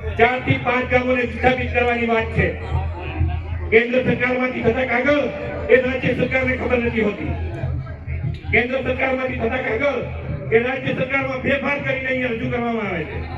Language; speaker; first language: Gujarati; non-native, local second language; Bhili